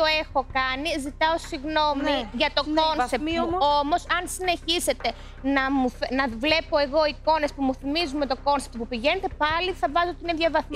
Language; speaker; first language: Greek; native; Greek